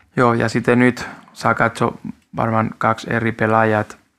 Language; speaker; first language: Finnish; non-native, learner; Spanish